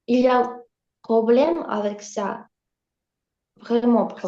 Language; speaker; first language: French; non-native, learner; Russian